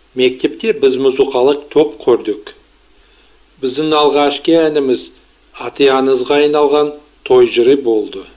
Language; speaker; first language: Kazakh; non-native, local second language; Russian